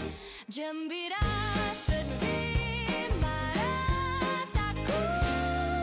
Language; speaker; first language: Malay; native; Malay